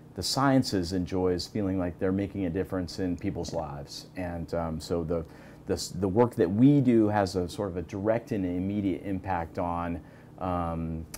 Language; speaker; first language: English; native; English